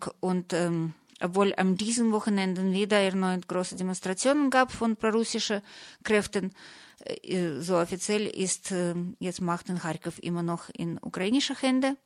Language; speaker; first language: German; non-native, fluent; Russian